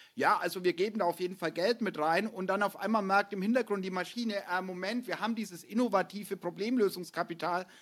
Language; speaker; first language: German; native; German